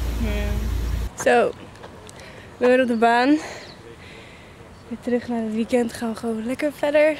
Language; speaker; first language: Dutch; native; Dutch